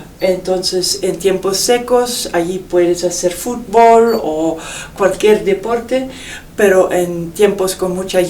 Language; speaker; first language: Spanish; non-native, fluent; Dutch